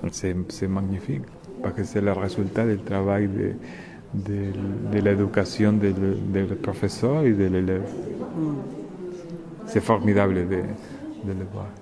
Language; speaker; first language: French; non-native, learner; Spanish